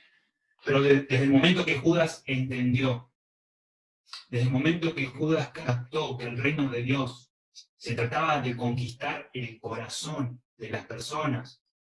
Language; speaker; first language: Spanish; early bilingual, other home language; Korean